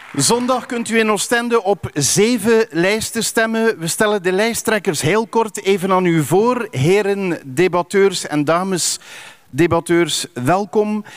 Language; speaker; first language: Dutch; native; Dutch